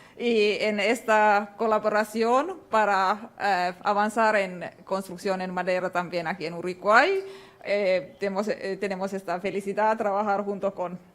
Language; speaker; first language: Spanish; non-native, fluent; Finnish